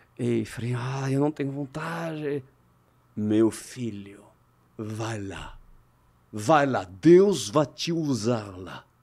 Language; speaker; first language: Portuguese; non-native, fluent; French